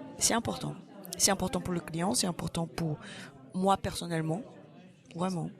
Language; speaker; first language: French; non-native, fluent; Portuguese